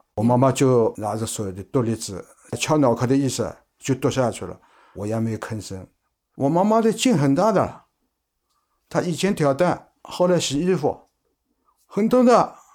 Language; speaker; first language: Chinese; native; Chinese